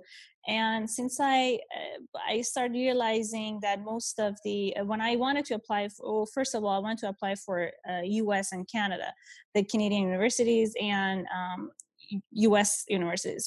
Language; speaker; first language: English; non-native, fluent; Persian